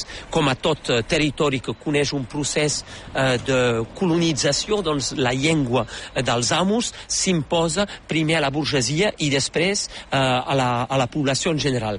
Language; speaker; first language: Catalan; native; Catalan